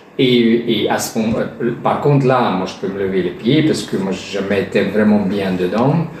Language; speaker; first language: French; non-native, fluent; Hungarian